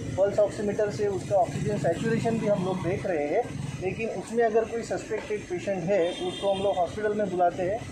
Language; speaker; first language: Hindi; non-native, local second language; Gujarati